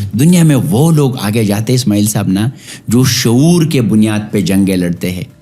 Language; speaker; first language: Urdu; non-native, local second language; Pashto